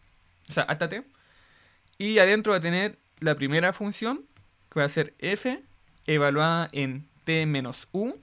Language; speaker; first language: Spanish; native; Spanish